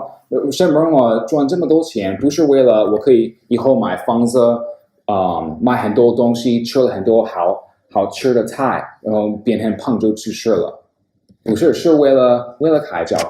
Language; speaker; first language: Chinese; non-native, fluent; English